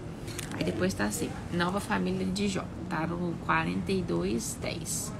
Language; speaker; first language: Portuguese; native; Portuguese